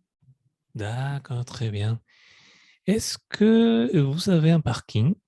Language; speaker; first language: French; non-native, fluent; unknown